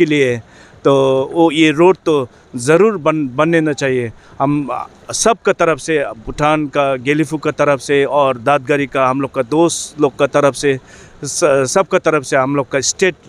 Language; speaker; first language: Hindi; non-native, fluent; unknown